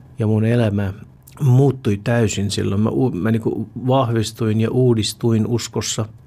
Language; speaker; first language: Finnish; non-native, fluent; Urdu